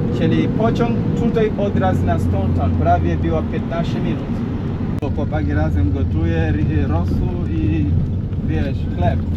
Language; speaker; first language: Polish; non-native, learner; Swahili